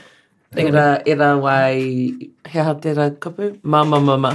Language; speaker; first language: Māori; non-native, learner; English